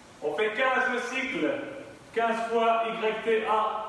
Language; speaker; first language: French; native; French